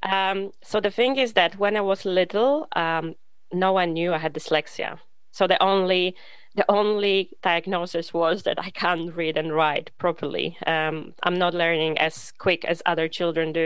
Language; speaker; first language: English; non-native, fluent; Polish